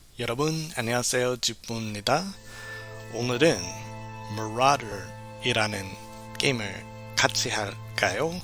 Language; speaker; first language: Korean; non-native, learner; English